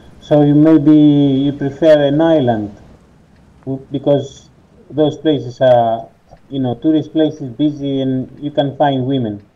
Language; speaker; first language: English; non-native, learner; Greek